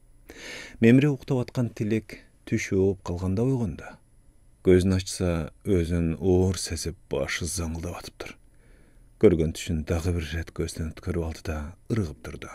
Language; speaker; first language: Kyrgyz; native; Kyrgyz